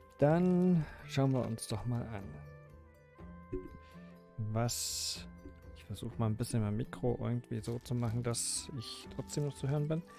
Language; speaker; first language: German; native; German